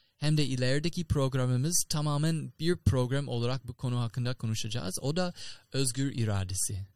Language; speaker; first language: Turkish; non-native, learner; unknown